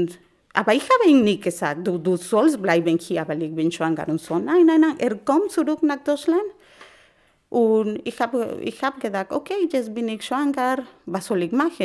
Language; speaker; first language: German; non-native, learner; Spanish